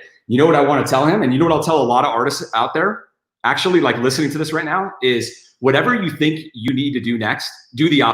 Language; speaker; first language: English; native; English